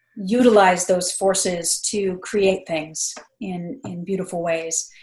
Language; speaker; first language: English; native; English